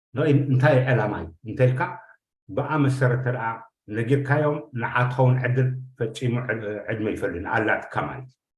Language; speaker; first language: Tigrinya; native; Tigrinya